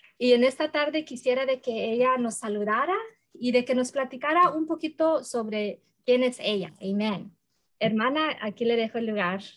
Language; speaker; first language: Spanish; early bilingual, heritage; Spanish